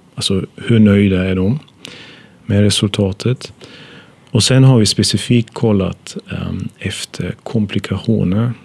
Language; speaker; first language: Swedish; non-native, fluent; German